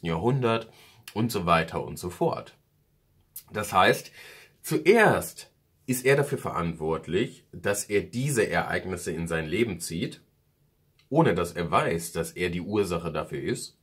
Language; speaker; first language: German; native; German